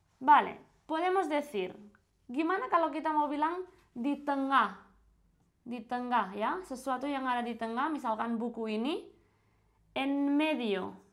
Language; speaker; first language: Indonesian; non-native, fluent; Spanish